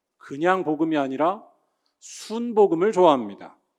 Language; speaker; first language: Korean; native; Korean